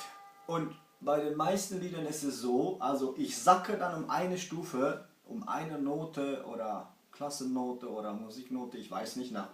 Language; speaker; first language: German; early bilingual, other home language; Kurdish